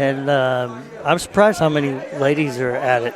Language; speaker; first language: English; native; English